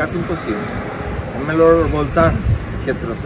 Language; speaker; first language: Portuguese; non-native, learner; Spanish